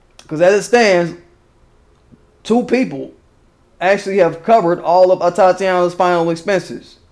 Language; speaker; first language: English; native; English